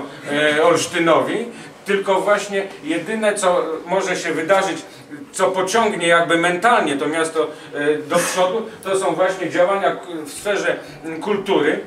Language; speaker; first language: Polish; native; Polish